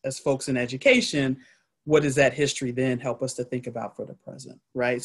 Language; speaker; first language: English; native; English